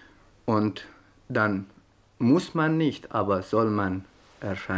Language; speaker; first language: German; non-native, fluent; Persian